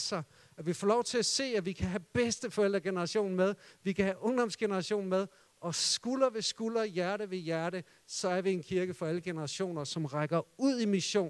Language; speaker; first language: Danish; native; Danish